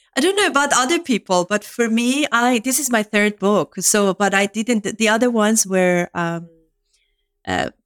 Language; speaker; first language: English; non-native, fluent; Persian